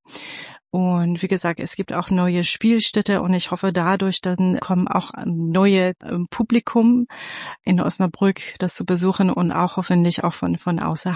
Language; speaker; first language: German; non-native, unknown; Persian